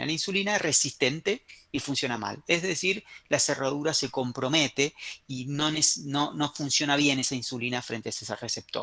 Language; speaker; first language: Spanish; native; Spanish